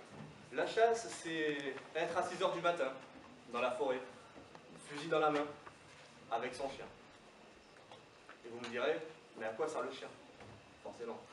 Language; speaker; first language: French; native; French